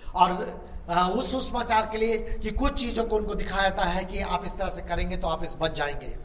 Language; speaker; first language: Hindi; native; Hindi